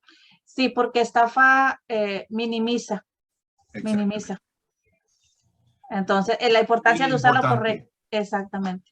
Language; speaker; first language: Spanish; native; Spanish